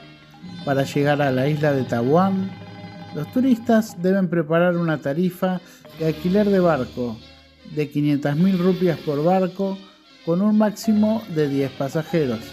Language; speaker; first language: Spanish; non-native, fluent; Indonesian